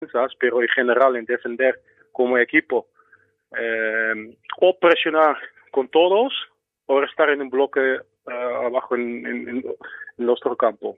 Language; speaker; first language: Spanish; non-native, fluent; Dutch